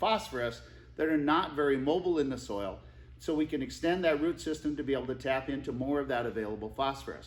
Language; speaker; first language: English; native; English